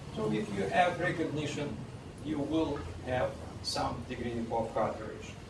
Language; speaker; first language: English; non-native, fluent; Russian